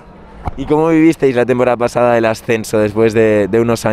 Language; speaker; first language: Spanish; native; Spanish